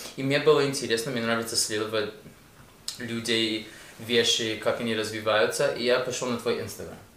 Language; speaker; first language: Russian; early bilingual, heritage; Russian